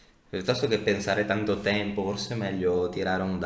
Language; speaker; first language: Italian; native; Italian